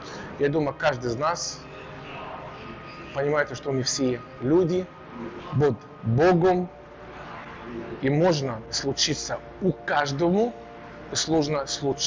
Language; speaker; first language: Russian; non-native, learner; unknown